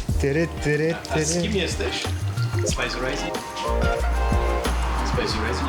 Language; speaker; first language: Polish; non-native, learner; Turkish